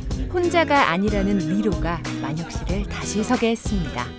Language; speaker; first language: Korean; native; Korean